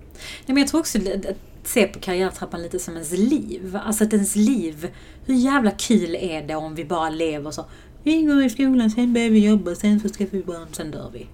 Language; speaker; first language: Swedish; native; Swedish